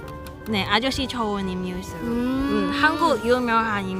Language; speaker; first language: Korean; non-native, learner; Cantonese